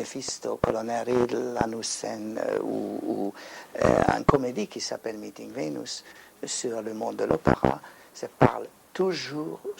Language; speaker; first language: French; non-native, learner; Hungarian